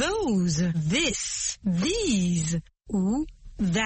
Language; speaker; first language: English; non-native, fluent; French